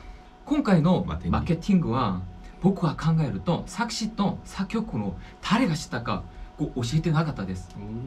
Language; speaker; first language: Japanese; non-native, learner; Korean